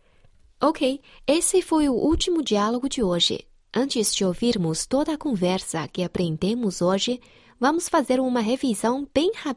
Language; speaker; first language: Portuguese; non-native, fluent; Chinese